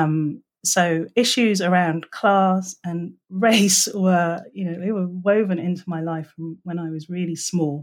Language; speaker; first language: English; native; English